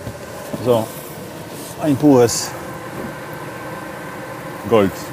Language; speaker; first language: German; non-native, learner; Polish